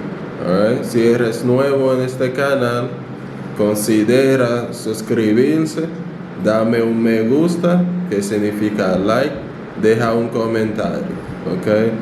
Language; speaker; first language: Spanish; non-native, fluent; Haitian Creole